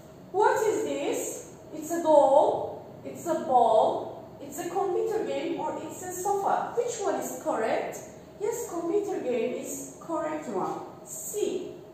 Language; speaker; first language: English; non-native, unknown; Turkish